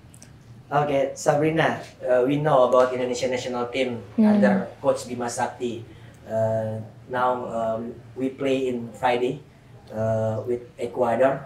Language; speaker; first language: English; non-native, learner; Indonesian